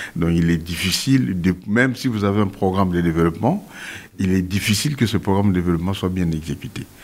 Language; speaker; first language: French; non-native, local second language; Kongo